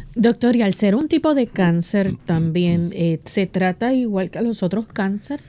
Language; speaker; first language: Spanish; native; Spanish